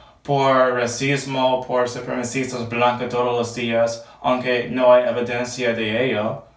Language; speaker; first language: Spanish; non-native, learner; English